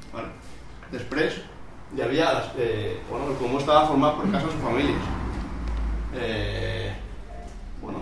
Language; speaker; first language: Catalan; non-native, local second language; Spanish